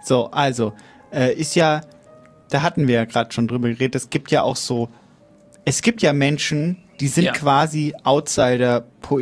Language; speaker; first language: German; native; German